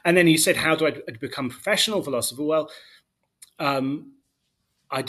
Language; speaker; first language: English; native; English